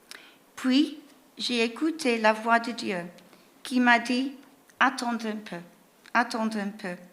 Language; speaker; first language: French; non-native, fluent; English